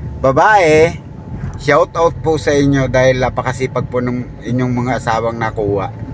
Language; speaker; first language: Filipino; non-native, local second language; Bikol